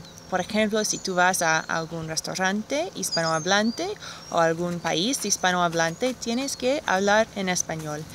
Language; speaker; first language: Spanish; non-native, fluent; English